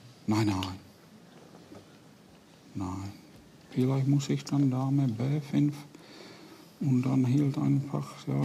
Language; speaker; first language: German; non-native, fluent; Czech